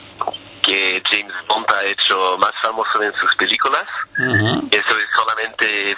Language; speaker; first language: Spanish; non-native, fluent; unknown